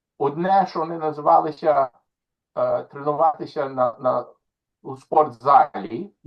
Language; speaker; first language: Ukrainian; early bilingual, heritage; Ukrainian